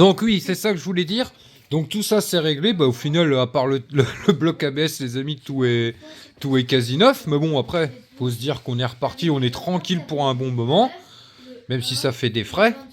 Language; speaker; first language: French; native; French